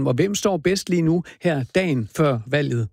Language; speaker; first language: Danish; native; Danish